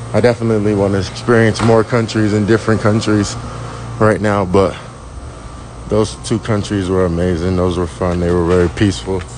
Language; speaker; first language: English; native; English